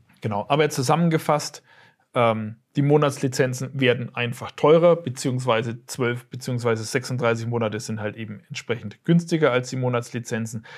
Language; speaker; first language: German; native; German